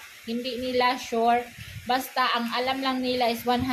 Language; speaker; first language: Filipino; native; Filipino